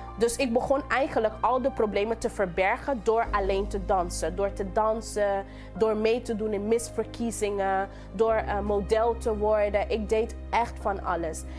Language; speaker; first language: Dutch; non-native, local second language; English